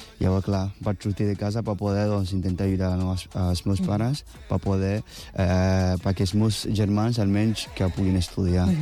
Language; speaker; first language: Catalan; non-native, fluent; Akan